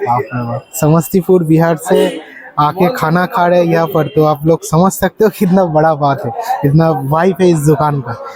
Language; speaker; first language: Hindi; non-native, local second language; Bangla